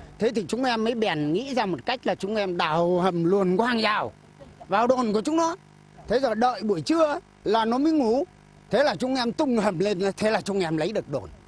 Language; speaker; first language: Vietnamese; native; Vietnamese